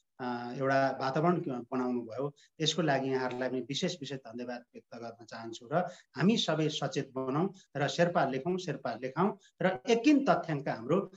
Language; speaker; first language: Nepali; non-native, local second language; Sherpa